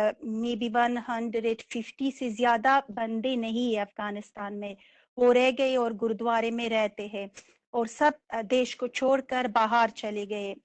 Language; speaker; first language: Hindi; non-native, local second language; Persian